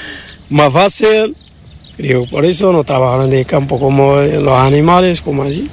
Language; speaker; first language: Spanish; non-native, learner; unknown